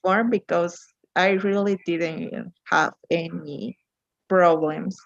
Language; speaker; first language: English; non-native, learner; Spanish